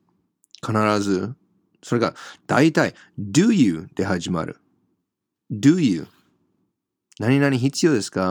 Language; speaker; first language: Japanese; non-native, fluent; English